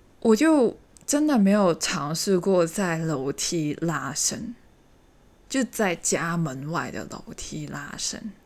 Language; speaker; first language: Chinese; native; Chinese